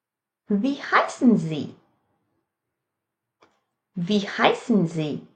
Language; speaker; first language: German; non-native, fluent; Latvian